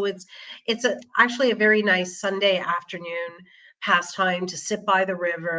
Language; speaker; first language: English; native; English